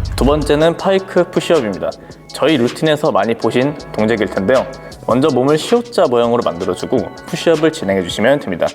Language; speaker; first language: Korean; native; Korean